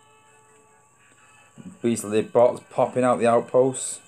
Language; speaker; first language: English; native; English